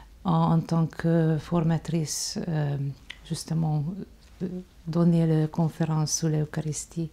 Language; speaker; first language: French; non-native, fluent; Hungarian